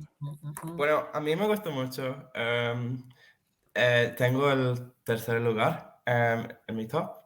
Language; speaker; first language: Spanish; non-native, fluent; Serbian